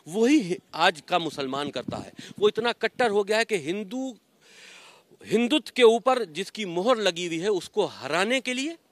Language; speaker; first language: Hindi; native; Hindi